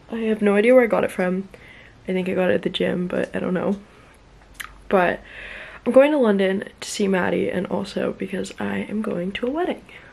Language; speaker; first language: English; native; English